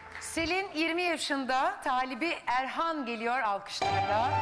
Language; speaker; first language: Turkish; native; Turkish